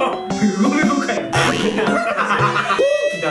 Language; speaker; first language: Japanese; native; Japanese